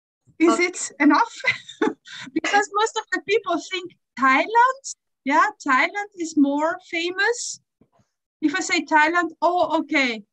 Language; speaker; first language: English; non-native, fluent; German